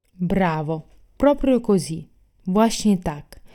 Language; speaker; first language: Polish; non-native, fluent; Italian